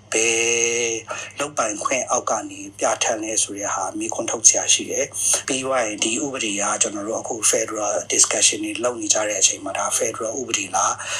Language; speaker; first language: Burmese; native; Burmese